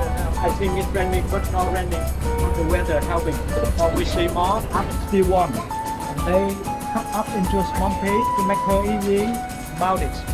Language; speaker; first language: English; non-native, learner; Vietnamese